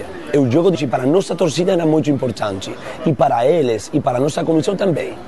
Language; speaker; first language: Portuguese; non-native, learner; Spanish